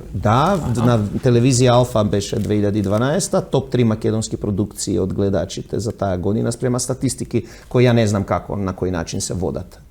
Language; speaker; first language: Macedonian; early bilingual, heritage; Macedonian